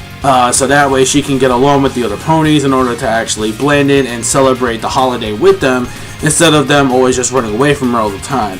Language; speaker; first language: English; native; English